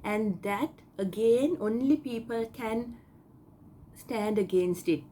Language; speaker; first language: English; non-native, local second language; Sinhala